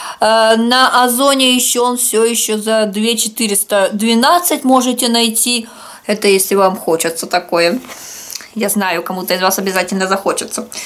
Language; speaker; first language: Russian; native; Russian